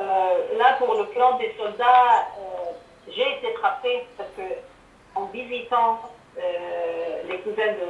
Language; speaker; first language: French; non-native, fluent; Arabic